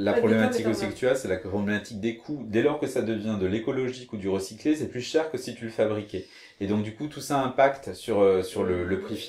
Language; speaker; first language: French; native; French